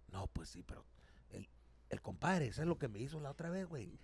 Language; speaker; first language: Spanish; early bilingual, heritage; Spanish